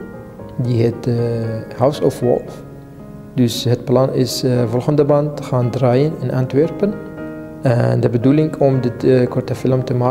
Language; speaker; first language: Dutch; non-native, learner; Kurdish